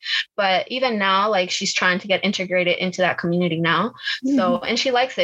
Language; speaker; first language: English; early bilingual, other home language; Spanish